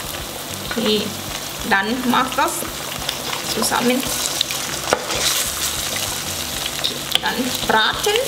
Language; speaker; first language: German; non-native, learner; Thai